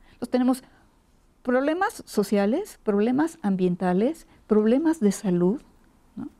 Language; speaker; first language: Spanish; native; Spanish